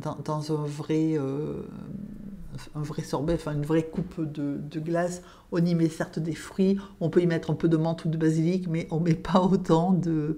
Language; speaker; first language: French; native; French